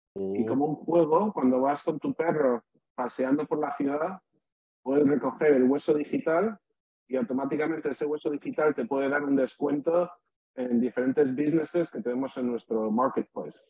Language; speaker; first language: Spanish; native; Spanish